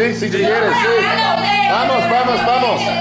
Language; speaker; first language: Spanish; non-native, learner; English